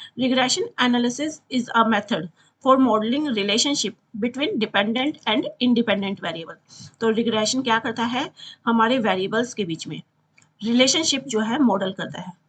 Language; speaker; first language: Hindi; native; Hindi